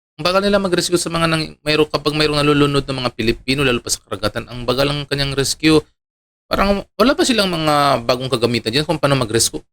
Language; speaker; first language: Filipino; non-native, local second language; Iloko